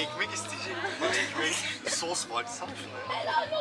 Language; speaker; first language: Turkish; native; Turkish